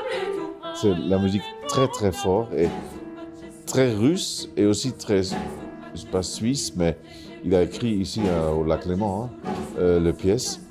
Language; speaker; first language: French; non-native, fluent; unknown